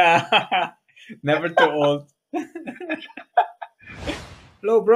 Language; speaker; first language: English; non-native, fluent; German